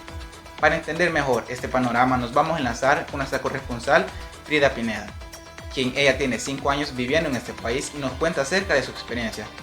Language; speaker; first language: Spanish; native; Spanish